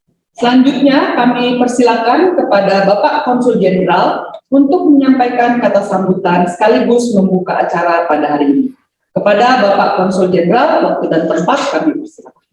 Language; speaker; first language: Indonesian; native; Indonesian